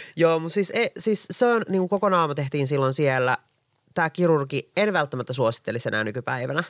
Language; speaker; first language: Finnish; native; Finnish